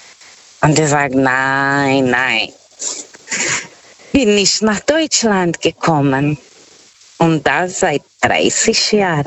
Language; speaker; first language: German; non-native, fluent; Portuguese